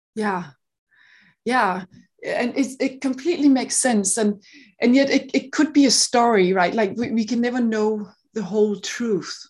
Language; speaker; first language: English; non-native, fluent; Danish